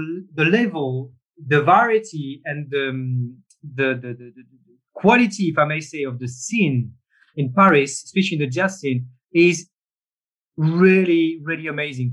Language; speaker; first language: English; non-native, fluent; French